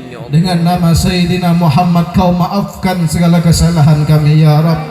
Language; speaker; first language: Indonesian; non-native, local second language; Banjar